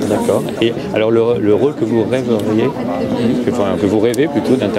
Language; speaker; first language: French; native; French